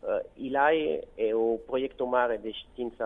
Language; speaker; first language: Romanian; non-native, learner; Italian